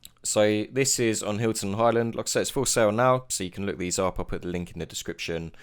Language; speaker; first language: English; native; English